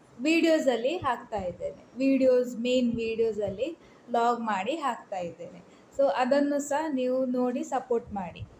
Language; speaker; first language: Kannada; non-native, local second language; Konkani